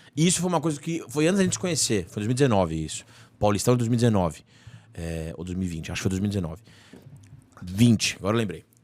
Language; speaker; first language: Portuguese; native; Portuguese